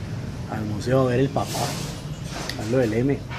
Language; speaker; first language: Spanish; native; Spanish